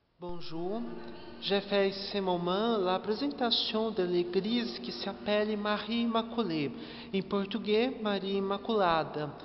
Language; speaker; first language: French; non-native, learner; Portuguese